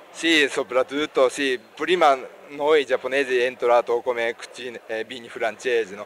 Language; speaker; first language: Italian; non-native, learner; Japanese